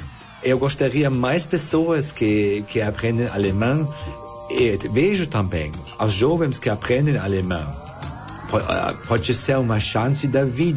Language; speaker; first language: Portuguese; non-native, fluent; German